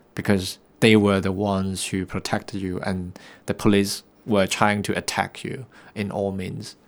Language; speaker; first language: English; non-native, local second language; Cantonese